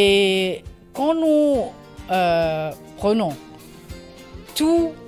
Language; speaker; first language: French; non-native, learner; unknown